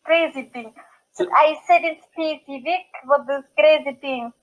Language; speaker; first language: English; non-native, learner; Indonesian